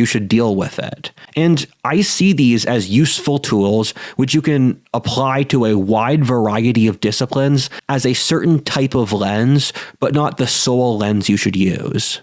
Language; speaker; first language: English; native; English